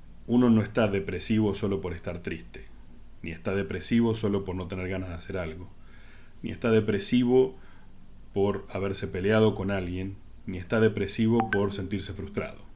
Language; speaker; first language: Spanish; native; Spanish